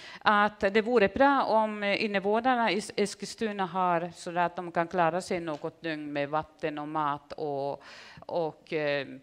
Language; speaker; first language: Swedish; non-native, fluent; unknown